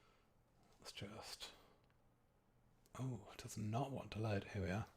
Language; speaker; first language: English; native; English